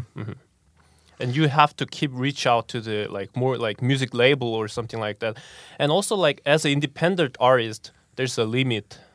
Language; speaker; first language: English; non-native, fluent; Korean